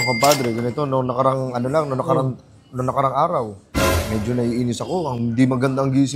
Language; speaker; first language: Filipino; native; Filipino